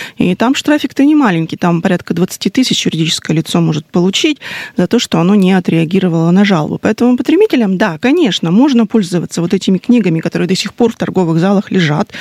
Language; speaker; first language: Russian; native; Russian